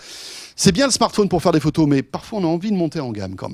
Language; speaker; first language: French; native; French